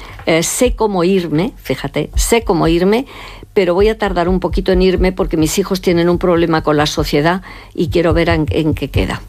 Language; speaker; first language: Spanish; native; Spanish